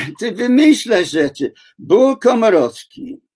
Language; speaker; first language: Polish; non-native, fluent; English